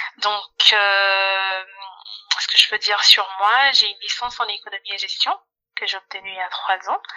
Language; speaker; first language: French; non-native, local second language; Lingala